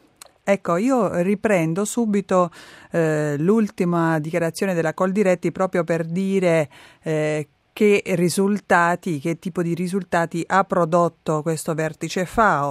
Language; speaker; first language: Italian; native; Italian